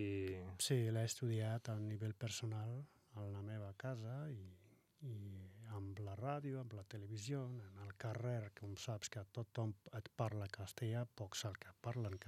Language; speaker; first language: Catalan; non-native, learner; Arabic